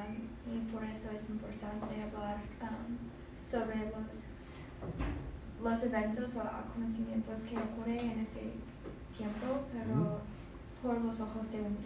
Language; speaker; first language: Spanish; non-native, fluent; English